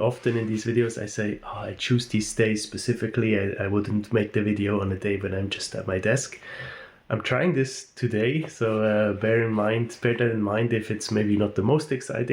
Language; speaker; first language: English; non-native, fluent; German